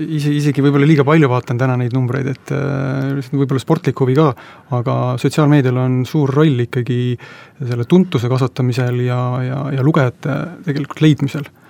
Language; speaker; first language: Estonian; native; Estonian